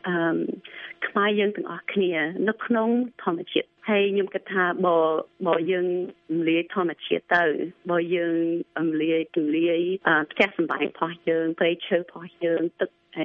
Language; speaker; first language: Khmer; early bilingual, heritage; Khmer